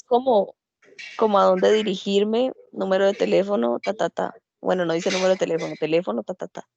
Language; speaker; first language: Spanish; native; Spanish